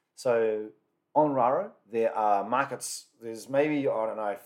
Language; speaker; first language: English; native; English